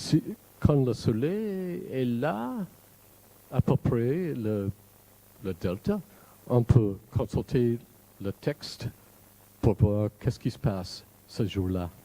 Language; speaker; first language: French; non-native, fluent; English